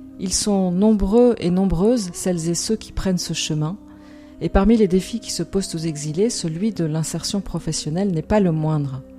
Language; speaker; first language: French; native; French